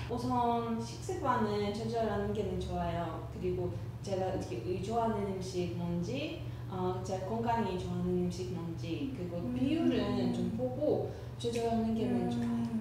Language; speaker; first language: Korean; non-native, learner; Russian